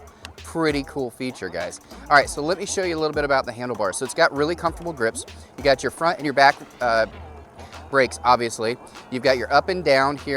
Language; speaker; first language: English; native; English